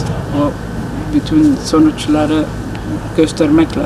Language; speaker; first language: Turkish; non-native, learner; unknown